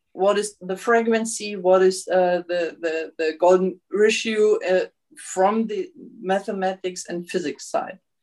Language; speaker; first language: English; non-native, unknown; German